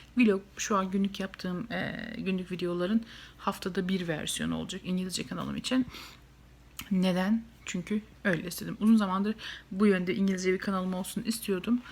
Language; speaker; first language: Turkish; native; Turkish